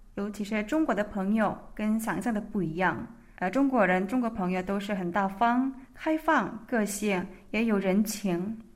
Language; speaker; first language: Chinese; non-native, fluent; Korean